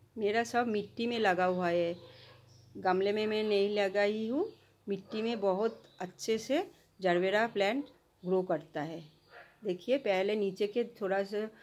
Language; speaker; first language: Hindi; non-native, local second language; Bangla